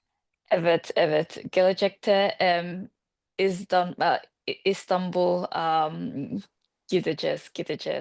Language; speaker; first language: Turkish; non-native, learner; English